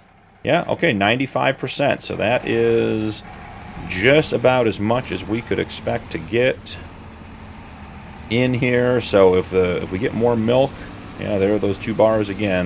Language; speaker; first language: English; native; English